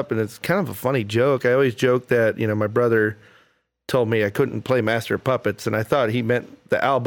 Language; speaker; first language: English; native; English